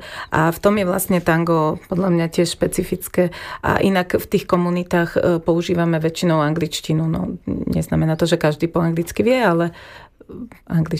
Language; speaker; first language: Slovak; native; Slovak